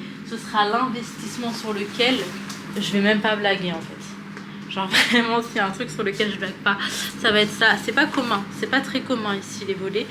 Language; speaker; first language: French; native; French